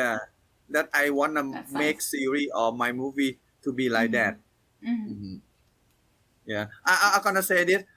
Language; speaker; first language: English; non-native, learner; Thai